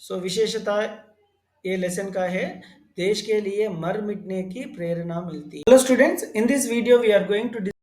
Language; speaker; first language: Hindi; non-native, local second language; Telugu